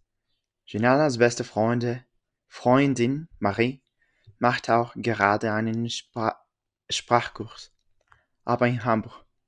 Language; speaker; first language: German; non-native, learner; French